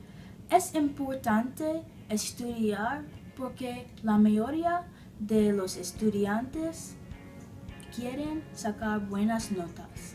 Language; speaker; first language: Spanish; non-native, learner; English